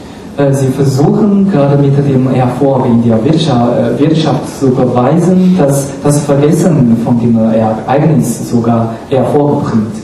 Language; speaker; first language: German; non-native, fluent; Chinese